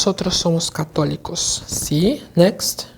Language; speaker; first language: Spanish; non-native, fluent; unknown